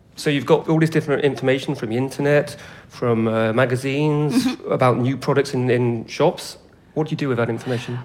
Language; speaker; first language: English; native; English